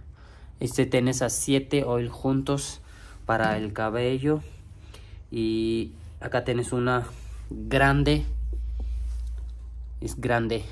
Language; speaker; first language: Spanish; non-native, learner; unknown